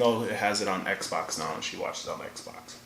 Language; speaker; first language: English; native; English